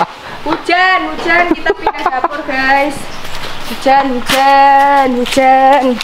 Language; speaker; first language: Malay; non-native, local second language; Javanese